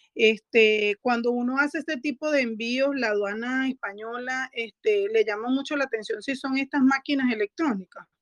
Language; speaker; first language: Spanish; native; Spanish